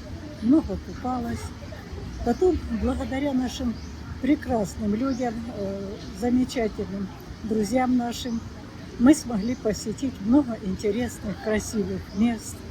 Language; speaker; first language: Russian; native; Russian